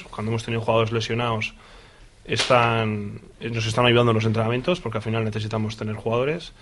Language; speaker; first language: Spanish; native; Spanish